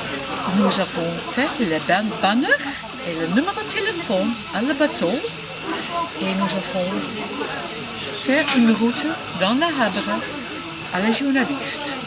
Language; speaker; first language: French; non-native, learner; Dutch